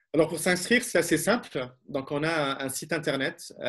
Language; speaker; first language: French; non-native, local second language; Arabic